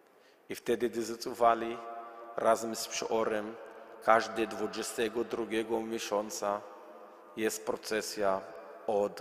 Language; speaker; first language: Polish; non-native, learner; Arabic